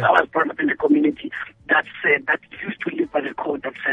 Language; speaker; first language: English; non-native, local second language; Southern Sotho